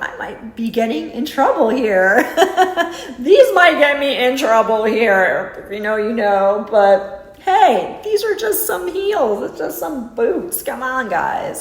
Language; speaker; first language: English; native; English